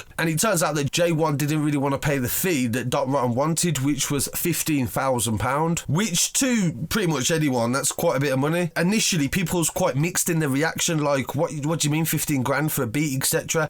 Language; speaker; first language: English; native; English